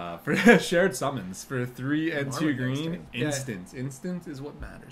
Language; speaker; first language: English; native; English